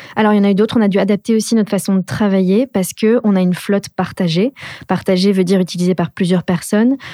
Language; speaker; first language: French; native; French